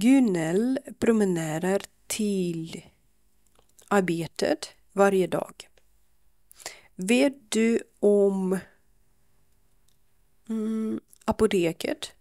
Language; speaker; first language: Swedish; non-native, fluent; Ukrainian